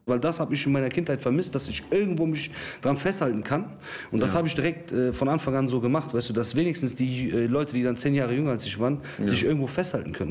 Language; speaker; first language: German; early bilingual, other home language; Kurdish